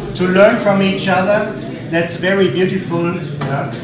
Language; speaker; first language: English; non-native, fluent; German